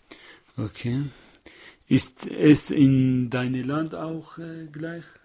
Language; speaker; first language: German; non-native, learner; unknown